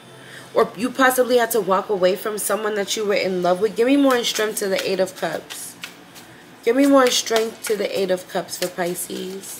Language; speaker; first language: English; native; English